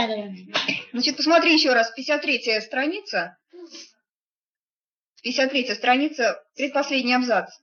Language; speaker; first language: Russian; native; Russian